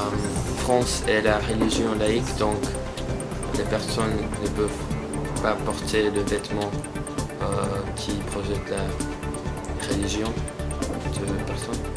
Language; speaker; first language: French; non-native, learner; English